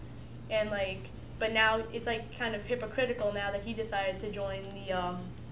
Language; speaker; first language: English; native; English